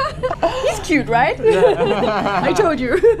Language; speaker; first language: English; non-native, fluent; German